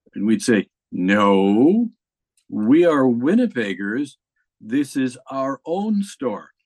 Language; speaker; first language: English; native; English